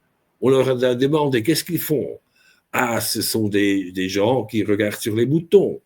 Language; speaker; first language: French; non-native, local second language; German